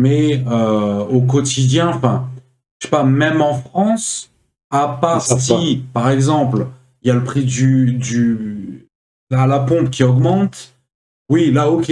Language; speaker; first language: French; native; French